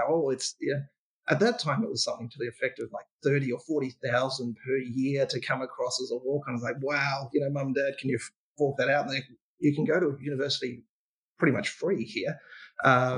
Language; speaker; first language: English; native; English